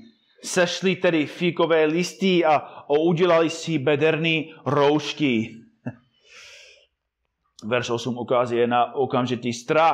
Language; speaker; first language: Czech; non-native, fluent; English